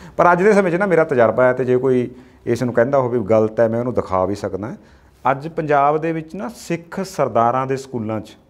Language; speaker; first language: Punjabi; native; Punjabi